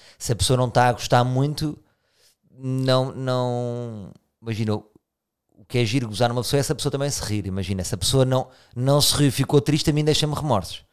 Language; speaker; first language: Portuguese; native; Portuguese